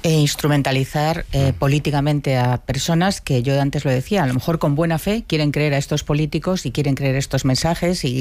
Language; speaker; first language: Spanish; native; Spanish